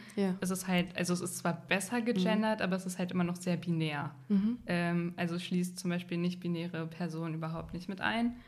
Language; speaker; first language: German; native; German